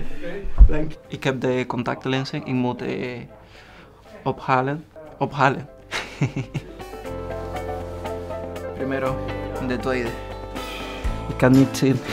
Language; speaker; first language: Dutch; non-native, learner; Spanish